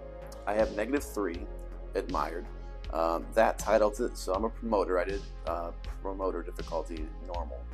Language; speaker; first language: English; native; English